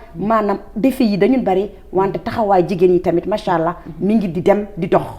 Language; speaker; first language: Wolof; non-native, local second language; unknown